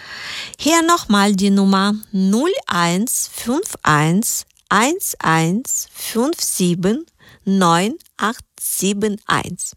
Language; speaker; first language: German; native; German